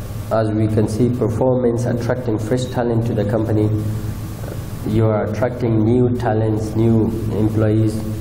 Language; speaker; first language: English; non-native, fluent; Persian